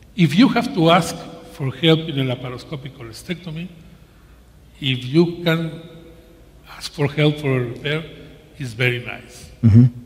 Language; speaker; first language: English; non-native, learner; Spanish